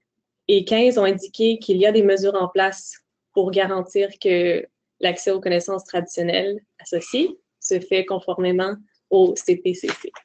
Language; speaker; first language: French; native; French